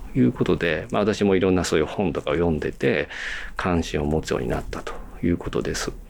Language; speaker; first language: Japanese; native; Japanese